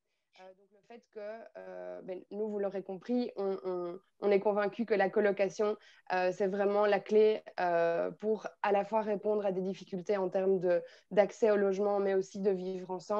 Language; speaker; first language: French; native; French